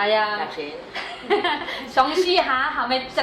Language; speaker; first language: Cantonese; non-native, learner; Indonesian